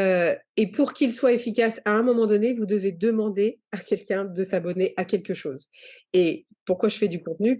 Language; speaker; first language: French; native; French